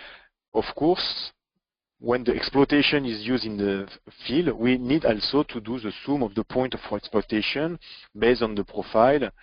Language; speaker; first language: English; non-native, fluent; French